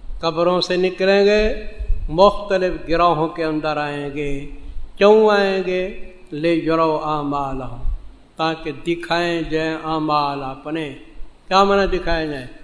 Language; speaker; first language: Urdu; non-native, local second language; Saraiki